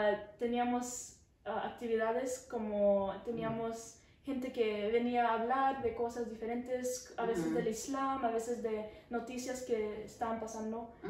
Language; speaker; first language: Spanish; early bilingual, heritage; Spanish